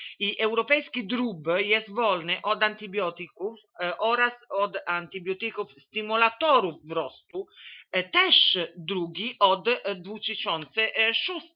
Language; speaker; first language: Polish; non-native, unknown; Italian